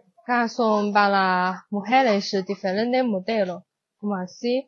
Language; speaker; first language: Spanish; non-native, learner; Chinese